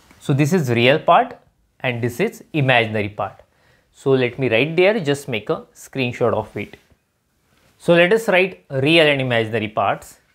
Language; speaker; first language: English; non-native, local second language; Marathi